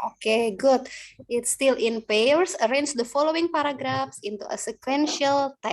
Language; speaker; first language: English; non-native, learner; Indonesian